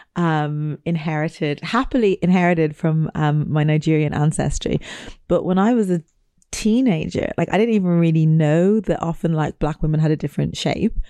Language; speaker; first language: English; native; English